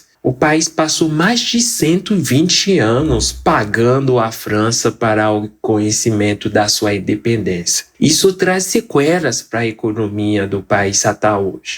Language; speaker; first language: Portuguese; non-native, fluent; Haitian Creole